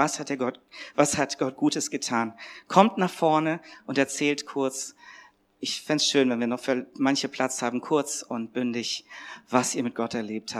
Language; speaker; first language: German; native; German